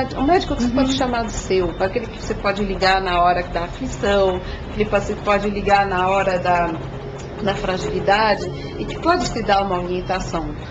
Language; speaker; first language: Portuguese; non-native, fluent; French